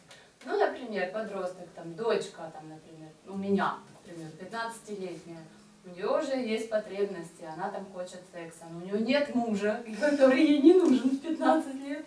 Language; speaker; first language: Russian; native; Russian